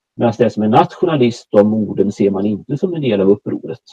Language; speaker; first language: Swedish; native; Swedish